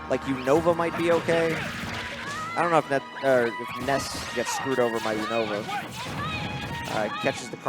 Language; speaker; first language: English; native; English